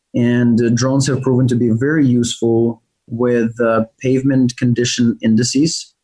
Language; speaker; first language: English; non-native, fluent; Ukrainian